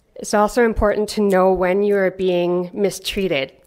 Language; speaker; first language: English; native; English